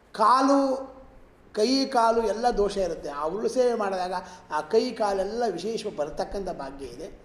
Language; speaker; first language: Kannada; native; Kannada